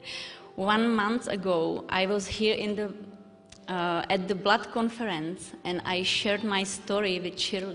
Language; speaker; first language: English; non-native, learner; Czech